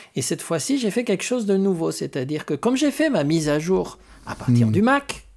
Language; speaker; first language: French; non-native, fluent; Spanish